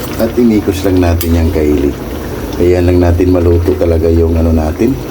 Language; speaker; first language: Filipino; non-native, local second language; Cebuano